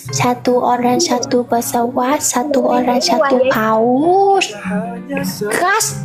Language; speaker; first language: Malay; non-native, learner; Vietnamese